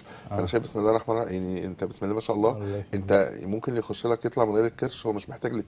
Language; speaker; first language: Arabic; native; Arabic